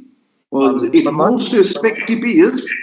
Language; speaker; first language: English; non-native, local second language; Nepali